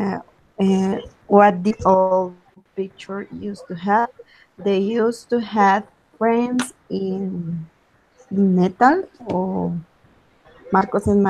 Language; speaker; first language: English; non-native, learner; Spanish